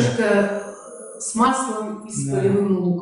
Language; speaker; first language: Russian; non-native, local second language; Yakut